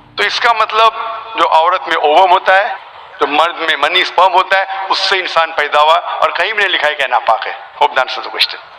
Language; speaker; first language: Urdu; non-native, local second language; Konkani